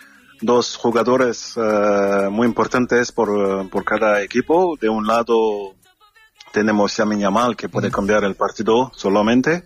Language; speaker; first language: Spanish; non-native, fluent; French